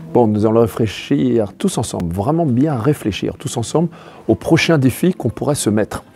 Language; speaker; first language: French; native; French